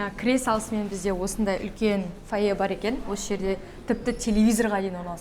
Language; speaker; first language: Kazakh; native; Kazakh